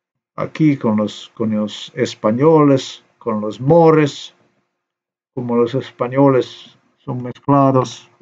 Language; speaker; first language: Spanish; non-native, learner; Slovenian